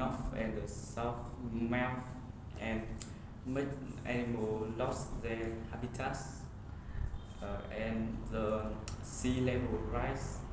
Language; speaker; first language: English; non-native, learner; Vietnamese